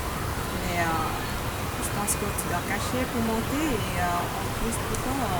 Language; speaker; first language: French; non-native, learner; Vietnamese